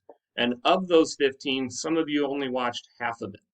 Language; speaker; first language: English; native; English